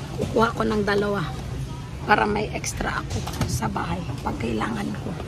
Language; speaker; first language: Filipino; non-native, local second language; Cebuano